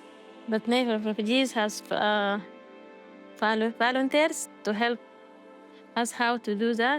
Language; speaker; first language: English; non-native, learner; Arabic